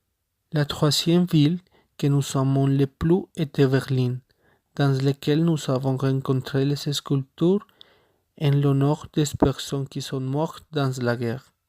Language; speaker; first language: French; non-native, learner; Spanish